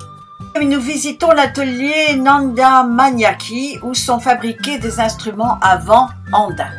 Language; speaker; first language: French; native; French